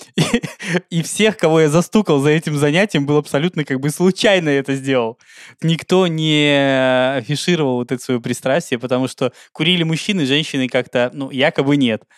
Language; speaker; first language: Russian; native; Russian